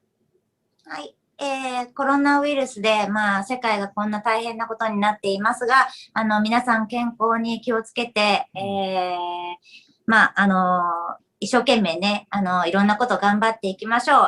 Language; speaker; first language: Japanese; native; Japanese